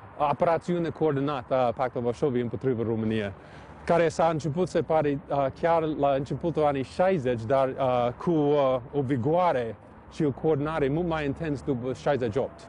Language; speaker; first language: Romanian; non-native, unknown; English